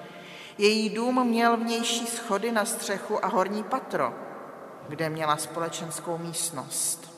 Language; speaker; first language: Czech; native; Czech